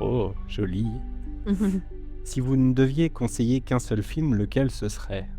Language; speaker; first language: French; native; French